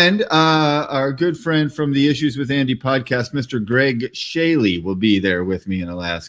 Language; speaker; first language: English; native; English